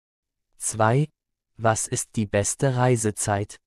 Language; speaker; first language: German; non-native, fluent; Arabic